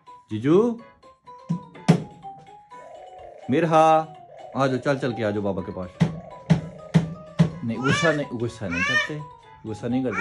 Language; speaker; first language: Hindi; native; Hindi